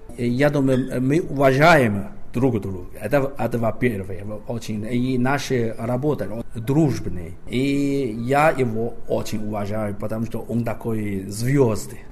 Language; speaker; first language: Russian; non-native, learner; Chinese